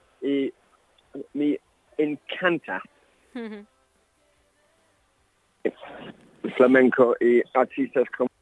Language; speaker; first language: Spanish; non-native, learner; English